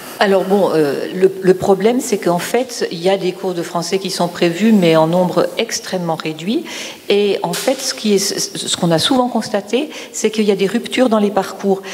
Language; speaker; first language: French; native; French